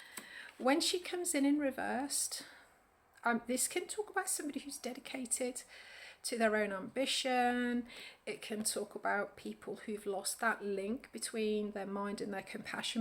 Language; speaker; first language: English; native; English